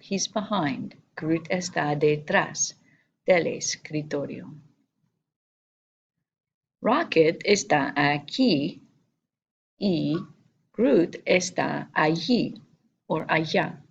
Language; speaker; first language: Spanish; non-native, fluent; English